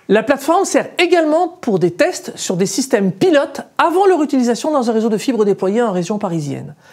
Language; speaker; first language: French; native; French